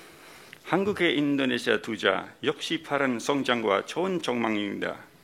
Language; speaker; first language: Korean; non-native, fluent; Indonesian